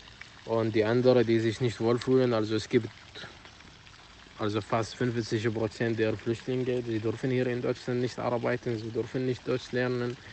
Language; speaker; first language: German; non-native, fluent; Arabic